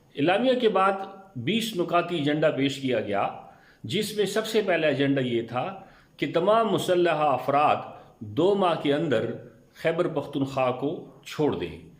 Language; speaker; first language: Urdu; non-native, local second language; Pashto